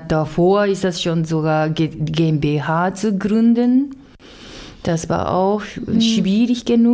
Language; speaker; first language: German; non-native, learner; Japanese